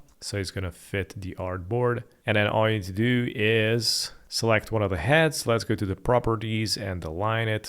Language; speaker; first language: English; non-native, fluent; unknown